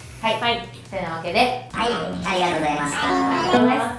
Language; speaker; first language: Japanese; native; Japanese